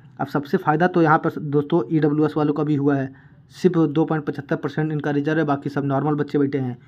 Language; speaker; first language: Hindi; native; Hindi